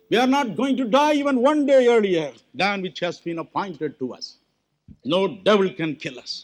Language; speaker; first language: English; non-native, local second language; Tamil